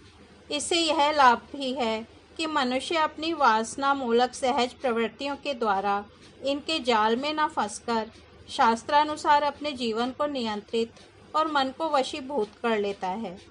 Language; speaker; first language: Hindi; native; Hindi